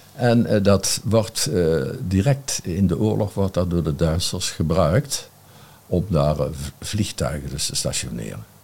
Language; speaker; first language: Dutch; native; Dutch